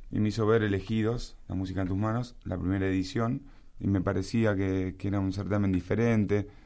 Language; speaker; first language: Spanish; native; Spanish